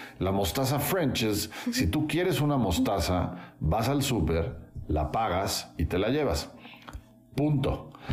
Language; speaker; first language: Spanish; native; Spanish